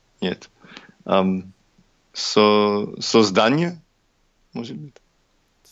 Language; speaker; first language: Russian; non-native, learner; English